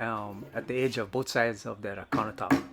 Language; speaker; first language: English; native; English